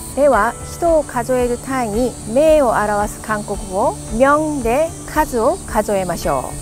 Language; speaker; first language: Japanese; non-native, fluent; Korean